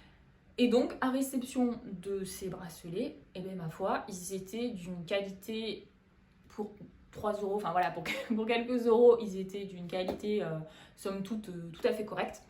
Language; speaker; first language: French; native; French